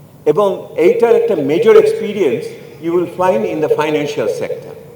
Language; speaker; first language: English; non-native, local second language; Bangla